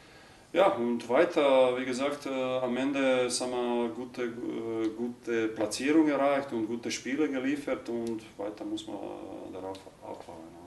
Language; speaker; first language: German; non-native, learner; Croatian